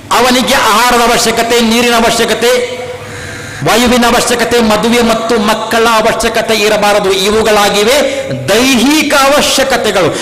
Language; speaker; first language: Kannada; non-native, local second language; Urdu